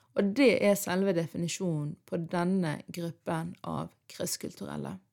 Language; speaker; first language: Norwegian; early bilingual, other home language; Arabic